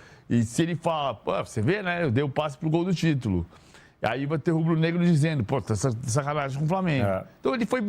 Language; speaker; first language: Portuguese; native; Portuguese